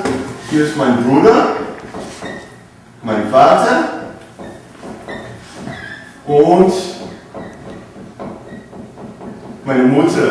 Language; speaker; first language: German; non-native, learner; English